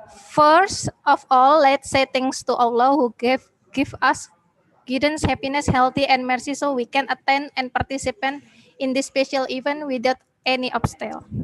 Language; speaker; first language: English; non-native, learner; Indonesian